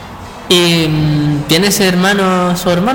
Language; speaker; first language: Spanish; native; Spanish